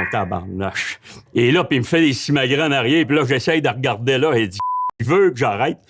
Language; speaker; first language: French; native; French